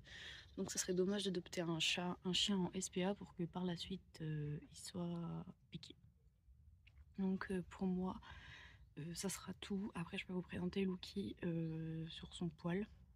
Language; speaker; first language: French; native; French